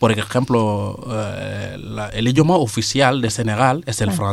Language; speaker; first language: Spanish; non-native, fluent; Serer